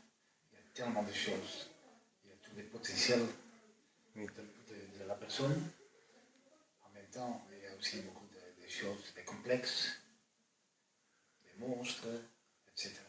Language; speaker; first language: French; non-native, fluent; Dutch